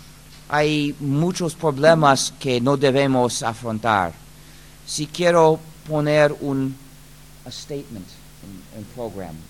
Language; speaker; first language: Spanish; non-native, fluent; English